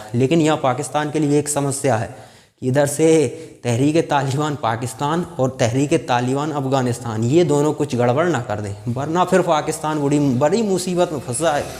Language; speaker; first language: Hindi; native; Hindi